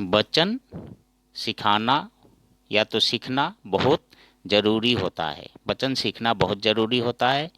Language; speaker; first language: Hindi; non-native, local second language; Assamese